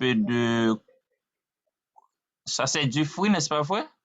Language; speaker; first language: French; non-native, learner; Haitian Creole